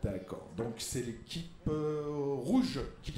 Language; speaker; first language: French; native; French